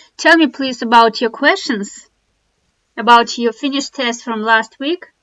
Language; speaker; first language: English; non-native, fluent; Russian